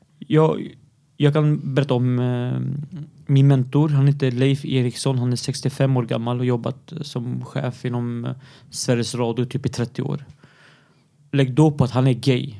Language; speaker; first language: Swedish; early bilingual, other home language; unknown